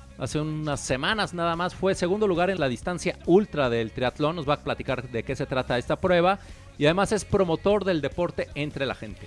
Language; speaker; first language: Spanish; native; Spanish